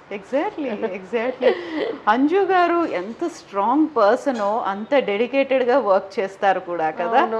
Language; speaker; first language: Telugu; native; Telugu